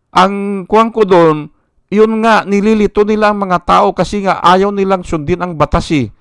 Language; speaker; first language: Filipino; non-native, local second language; Iloko